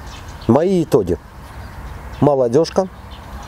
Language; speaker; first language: Russian; native; Russian